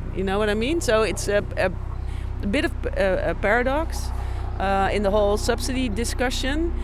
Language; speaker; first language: English; non-native, fluent; Dutch